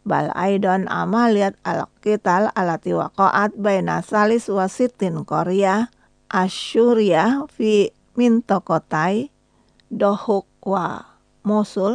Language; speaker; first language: Arabic; non-native, fluent; Indonesian